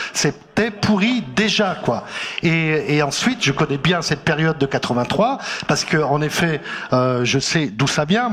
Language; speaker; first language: French; native; French